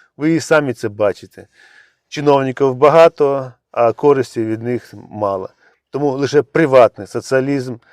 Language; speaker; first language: Ukrainian; native; Ukrainian